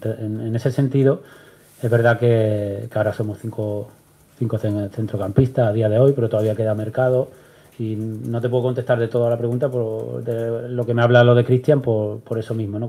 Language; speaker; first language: Spanish; native; Spanish